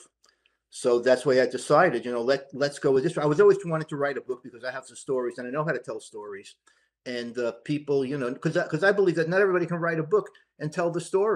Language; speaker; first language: English; native; English